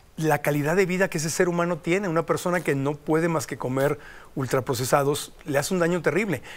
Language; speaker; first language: Spanish; native; Spanish